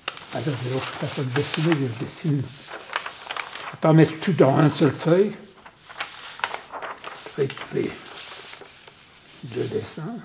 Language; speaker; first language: French; non-native, fluent; English